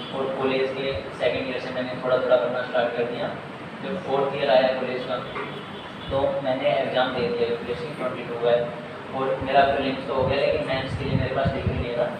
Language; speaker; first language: Hindi; native; Hindi